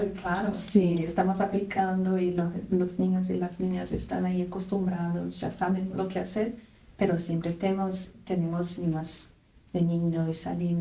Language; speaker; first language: Spanish; non-native, fluent; Portuguese